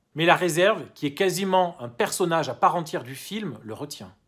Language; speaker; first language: French; native; French